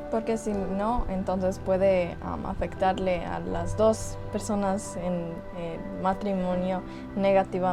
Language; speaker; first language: Spanish; early bilingual, heritage; English